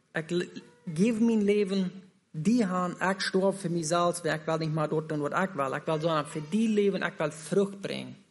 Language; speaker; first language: German; non-native, learner; Plautdietsch